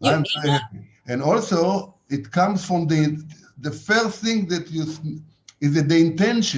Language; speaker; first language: English; non-native, fluent; Hebrew